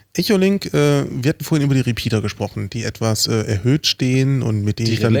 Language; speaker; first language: German; native; German